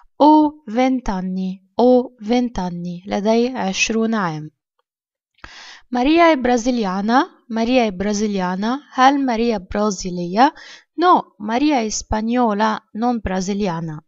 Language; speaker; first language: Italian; non-native, fluent; Arabic